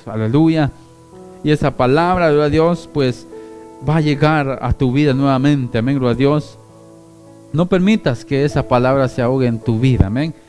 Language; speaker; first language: Spanish; native; Spanish